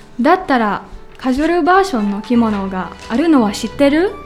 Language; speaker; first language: Japanese; non-native, learner; Filipino